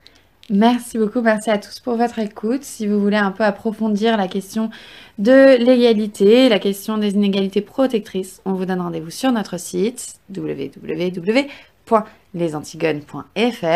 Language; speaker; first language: French; native; French